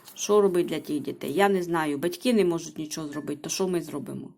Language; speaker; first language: Ukrainian; native; Ukrainian